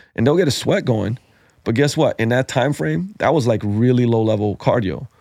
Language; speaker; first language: English; non-native, fluent; Slovenian